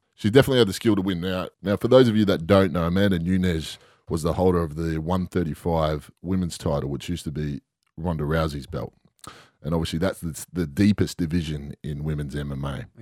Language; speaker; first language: English; native; English